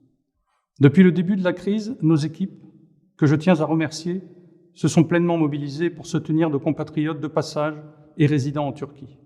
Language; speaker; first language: French; native; French